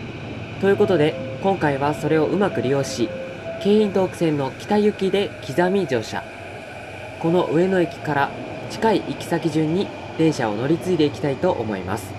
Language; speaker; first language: Japanese; native; Japanese